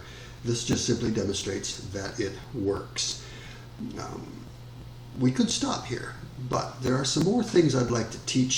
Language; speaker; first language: English; native; English